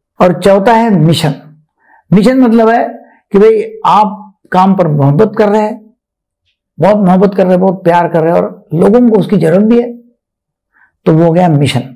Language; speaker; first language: Hindi; non-native, local second language; Marathi